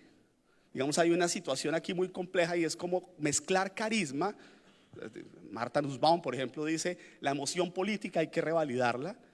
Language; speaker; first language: Spanish; native; Spanish